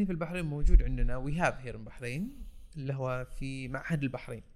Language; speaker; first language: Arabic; native; Arabic